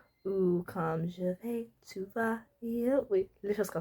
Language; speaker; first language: French; non-native, learner; English